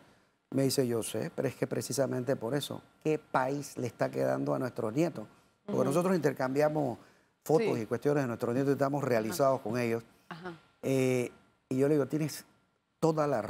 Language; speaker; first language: Spanish; native; Spanish